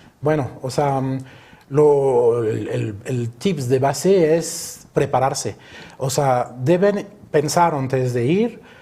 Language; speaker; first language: Spanish; early bilingual, other home language; French